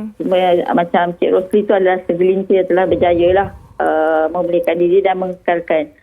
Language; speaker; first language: Malay; native; Malay